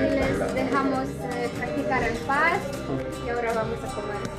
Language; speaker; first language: Spanish; non-native, learner; Polish